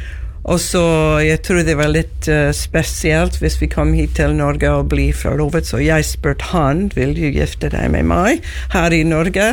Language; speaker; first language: Norwegian; non-native, learner; English